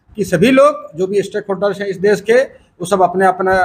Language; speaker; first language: Hindi; native; Hindi